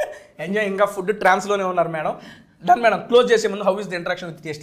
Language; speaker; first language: Telugu; native; Telugu